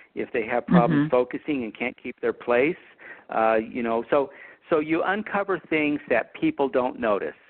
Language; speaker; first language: English; native; English